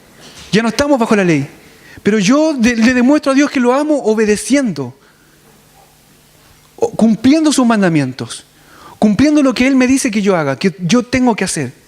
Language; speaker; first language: Spanish; native; Spanish